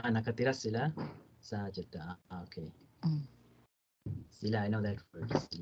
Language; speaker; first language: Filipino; non-native, learner; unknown